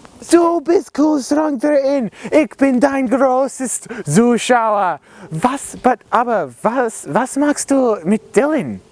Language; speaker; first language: German; non-native, learner; English